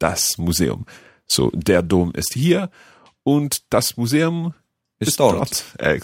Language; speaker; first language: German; non-native, learner; English